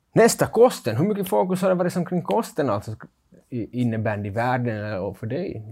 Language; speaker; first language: Swedish; native; Swedish